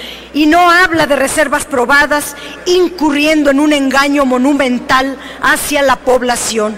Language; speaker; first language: Spanish; native; Spanish